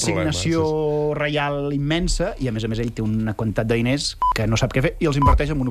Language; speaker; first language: Catalan; native; Catalan